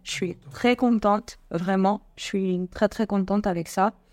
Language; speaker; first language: French; non-native, fluent; Spanish